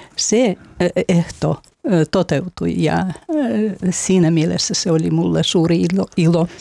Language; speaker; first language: Finnish; non-native, fluent; Russian